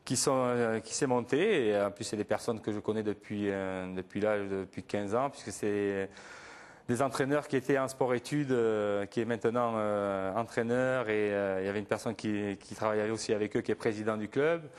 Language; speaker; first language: French; native; French